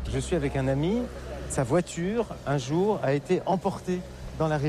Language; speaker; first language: French; native; French